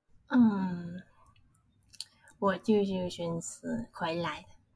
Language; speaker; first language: Chinese; non-native, learner; Vietnamese